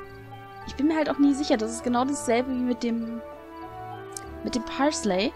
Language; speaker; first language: German; native; German